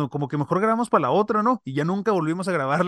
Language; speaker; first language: Spanish; native; Spanish